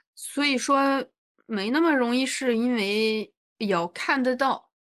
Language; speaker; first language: Chinese; non-native, fluent; French